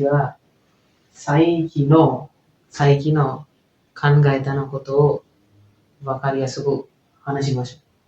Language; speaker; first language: Japanese; non-native, learner; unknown